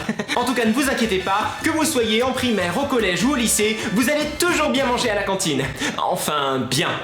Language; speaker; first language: French; native; French